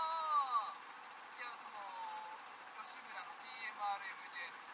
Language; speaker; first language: Japanese; native; Japanese